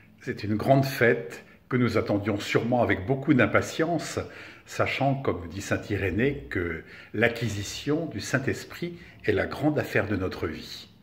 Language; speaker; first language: French; native; French